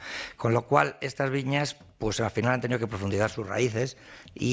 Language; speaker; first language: Spanish; native; Spanish